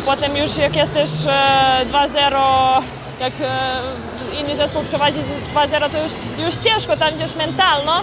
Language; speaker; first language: Polish; non-native, learner; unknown